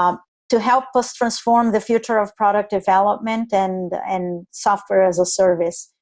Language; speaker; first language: English; non-native, fluent; Spanish